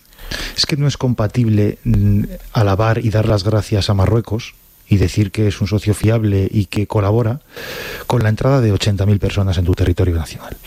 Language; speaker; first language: Spanish; native; Spanish